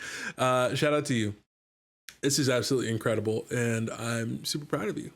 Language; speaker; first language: English; native; English